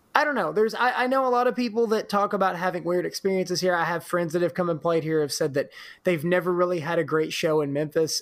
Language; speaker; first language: English; native; English